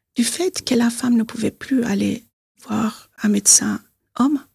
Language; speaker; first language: French; non-native, fluent; Persian